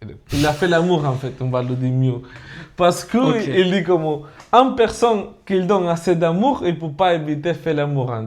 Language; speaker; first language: French; non-native, fluent; Spanish